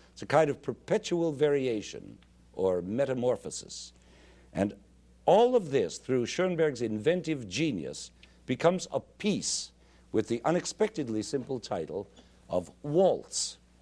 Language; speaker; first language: English; native; English